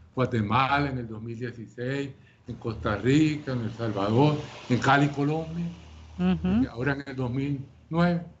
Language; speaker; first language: Spanish; native; Spanish